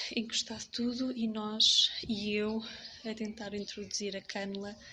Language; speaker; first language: Portuguese; native; Portuguese